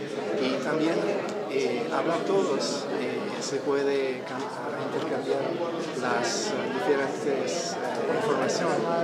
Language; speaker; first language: Spanish; non-native, fluent; French